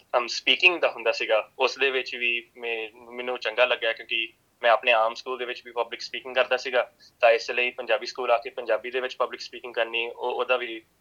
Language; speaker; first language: Punjabi; early bilingual, heritage; Punjabi